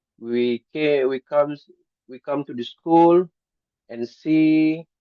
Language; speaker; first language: English; non-native, fluent; Indonesian